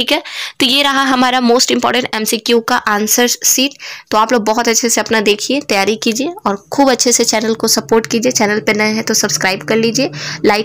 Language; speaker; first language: Hindi; native; Hindi